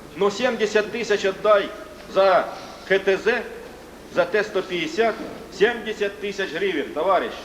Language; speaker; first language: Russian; native; Russian